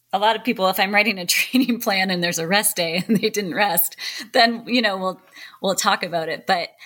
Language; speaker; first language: English; native; English